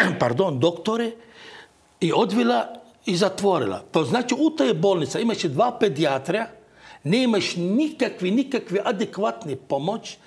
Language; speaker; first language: Croatian; non-native, fluent; Arabic